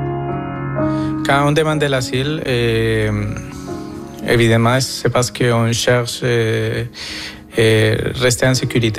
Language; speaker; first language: French; non-native, fluent; Spanish